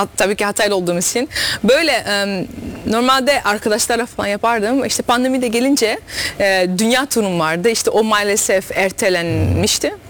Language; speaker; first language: Turkish; early bilingual, heritage; Dutch